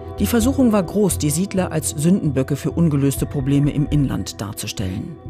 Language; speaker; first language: German; native; German